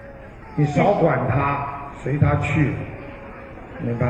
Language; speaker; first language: Chinese; native; Chinese